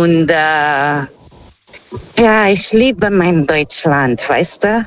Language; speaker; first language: German; non-native, fluent; Portuguese